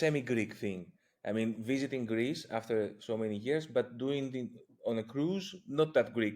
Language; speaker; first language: English; non-native, fluent; Greek